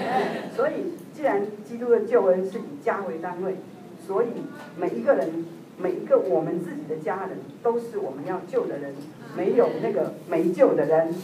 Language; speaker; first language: Chinese; native; Chinese